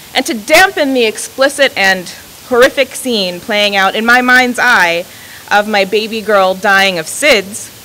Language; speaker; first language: English; native; English